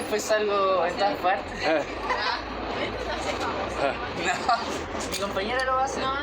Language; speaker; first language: Spanish; native; Spanish